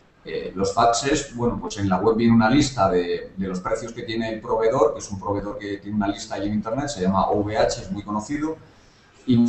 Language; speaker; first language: Spanish; native; Spanish